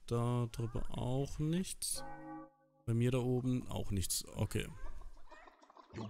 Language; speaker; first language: German; native; German